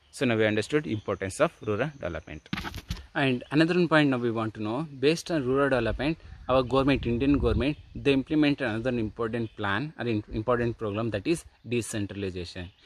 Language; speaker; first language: English; non-native, local second language; Kannada